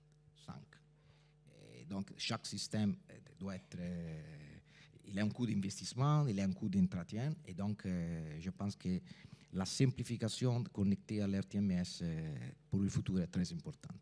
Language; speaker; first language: French; non-native, fluent; Italian